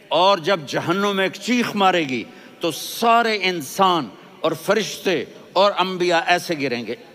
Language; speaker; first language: Urdu; non-native, local second language; Punjabi